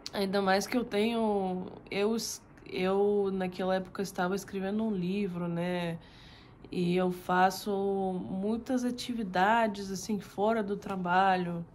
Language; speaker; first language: Portuguese; non-native, fluent; Russian